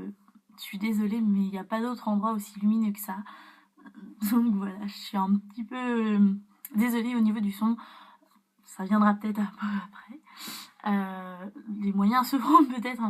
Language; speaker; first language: French; native; French